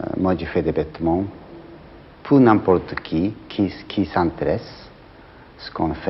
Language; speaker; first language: French; non-native, learner; Japanese